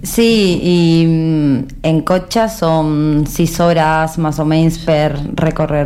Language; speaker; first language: Catalan; non-native, learner; Spanish